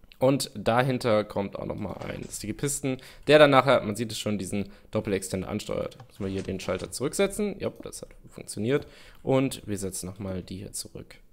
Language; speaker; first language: German; native; German